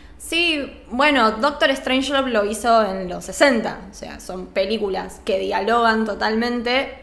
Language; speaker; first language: Spanish; native; Spanish